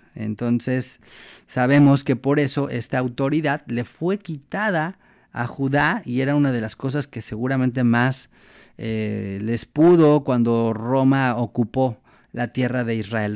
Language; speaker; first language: Spanish; native; Spanish